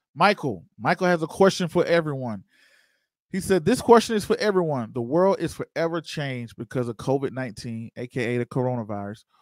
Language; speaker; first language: English; native; English